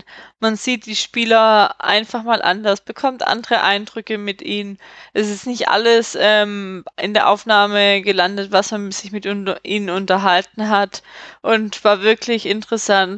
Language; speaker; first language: German; native; German